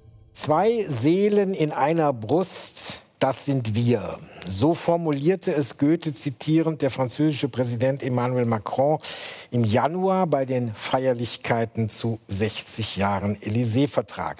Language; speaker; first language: German; native; German